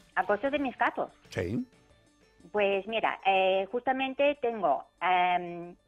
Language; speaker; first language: Spanish; non-native, fluent; German